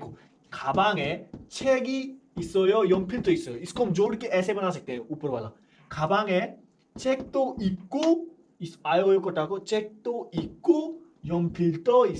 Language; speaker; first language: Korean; non-native, fluent; Hindi